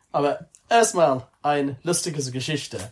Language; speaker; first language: German; non-native, learner; English